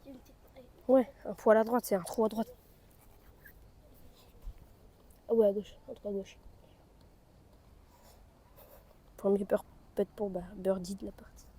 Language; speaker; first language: French; native; French